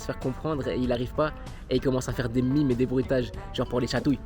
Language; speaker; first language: French; native; French